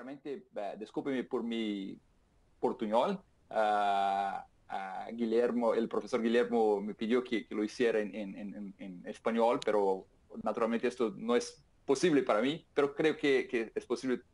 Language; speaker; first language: Spanish; non-native, fluent; Portuguese